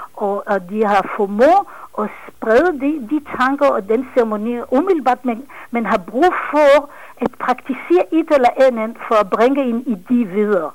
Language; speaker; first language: Danish; non-native, fluent; Hebrew